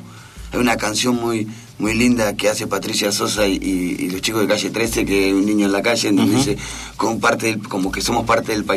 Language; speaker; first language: Spanish; native; Spanish